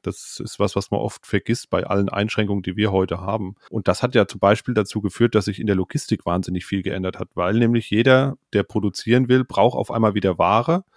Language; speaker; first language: German; native; German